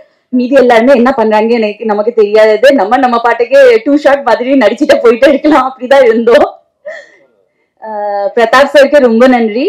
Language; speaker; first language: Tamil; non-native, fluent; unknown